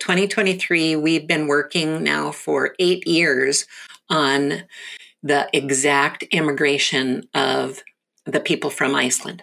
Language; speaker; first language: English; native; English